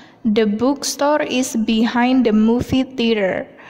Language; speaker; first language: English; non-native, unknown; Indonesian